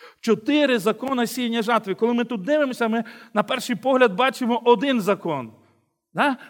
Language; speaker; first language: Ukrainian; native; Ukrainian